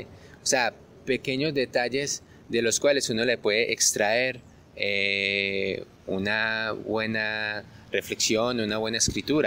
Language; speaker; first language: Spanish; native; Spanish